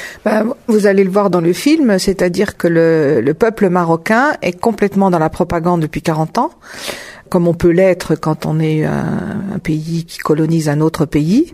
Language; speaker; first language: French; native; French